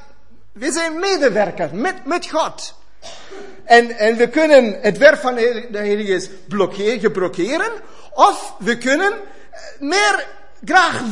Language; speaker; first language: German; non-native, learner; Dutch